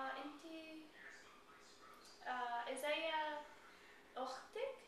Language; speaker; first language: Arabic; non-native, learner; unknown